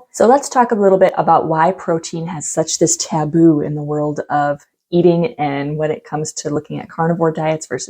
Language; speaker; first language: English; native; English